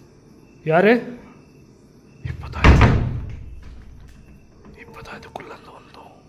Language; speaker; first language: Tamil; native; Tamil